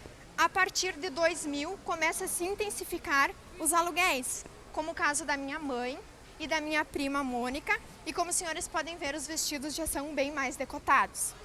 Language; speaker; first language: Portuguese; native; Portuguese